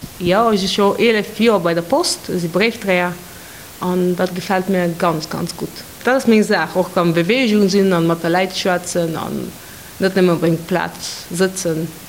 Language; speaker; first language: Luxembourgish; non-native, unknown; Bulgarian